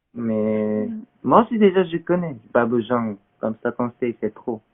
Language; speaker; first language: French; non-native, learner; Korean